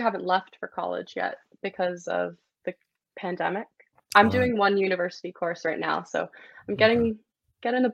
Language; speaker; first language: English; native; English